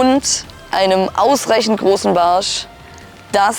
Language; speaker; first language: German; native; German